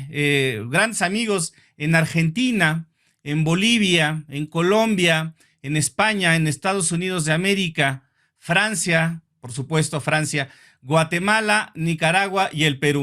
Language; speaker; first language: Spanish; native; Spanish